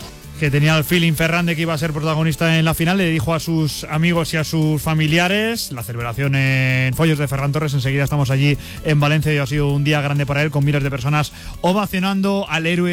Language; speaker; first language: Spanish; native; Spanish